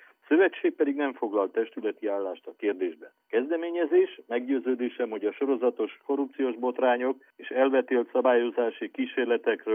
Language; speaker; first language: Hungarian; native; Hungarian